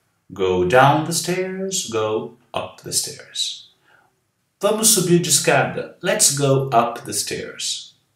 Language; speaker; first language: English; non-native, fluent; Portuguese